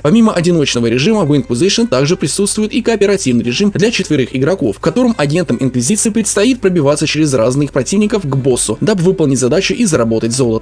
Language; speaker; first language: Russian; native; Russian